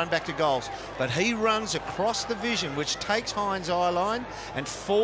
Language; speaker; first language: English; native; English